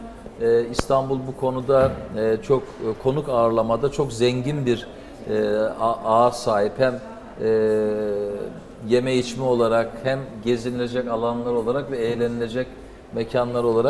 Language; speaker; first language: Turkish; native; Turkish